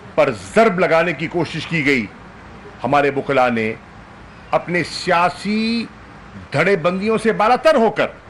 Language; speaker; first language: Urdu; non-native, local second language; Saraiki